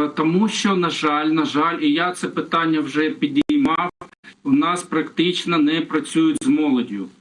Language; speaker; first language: Ukrainian; non-native, local second language; Russian